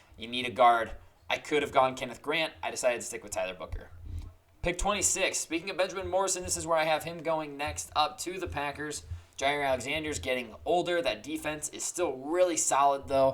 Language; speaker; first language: English; native; English